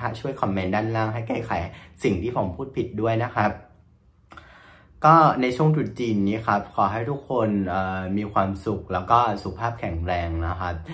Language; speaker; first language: Thai; non-native, fluent; Vietnamese